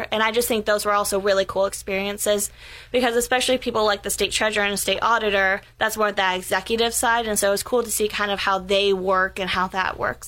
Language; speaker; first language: English; native; English